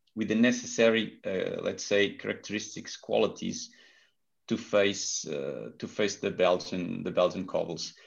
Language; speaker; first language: English; non-native, fluent; Portuguese